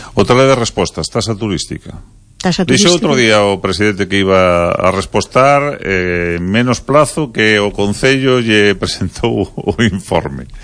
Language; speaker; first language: Galician; non-native, local second language; Spanish